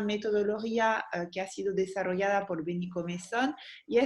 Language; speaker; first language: Spanish; non-native, fluent; French